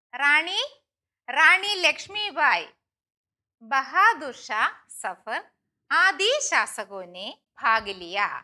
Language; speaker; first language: Hindi; non-native, local second language; Malayalam